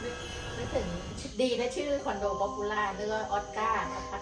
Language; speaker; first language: Thai; native; Thai